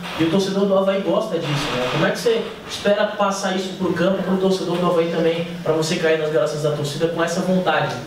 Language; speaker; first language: Portuguese; native; Portuguese